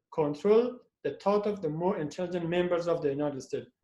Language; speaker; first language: English; non-native, fluent; Persian